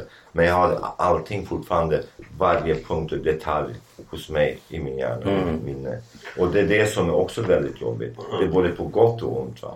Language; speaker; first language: Swedish; non-native, fluent; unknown